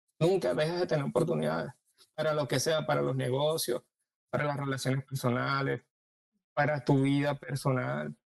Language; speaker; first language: Spanish; native; Spanish